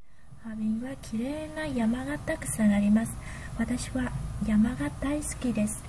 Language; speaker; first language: Japanese; non-native, learner; Vietnamese